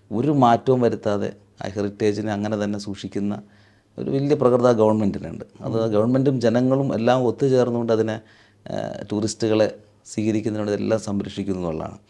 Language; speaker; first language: Malayalam; native; Malayalam